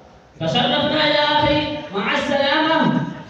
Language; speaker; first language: Arabic; non-native, learner; Urdu